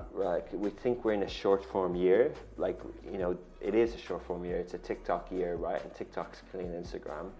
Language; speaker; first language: English; native; English